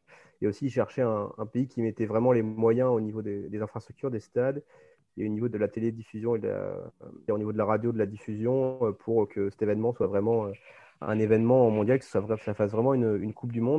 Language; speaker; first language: French; native; French